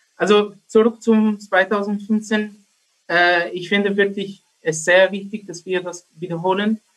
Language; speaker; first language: German; non-native, learner; Arabic